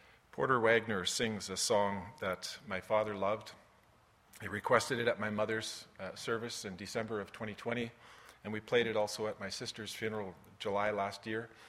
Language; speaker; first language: English; early bilingual, other home language; German